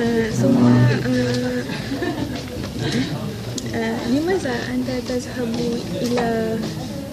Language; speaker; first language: Arabic; non-native, learner; Malay